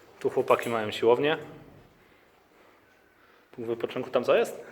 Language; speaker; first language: Polish; native; Polish